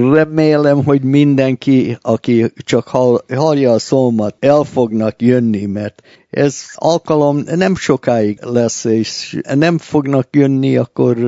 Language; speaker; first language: Hungarian; early bilingual, heritage; Hungarian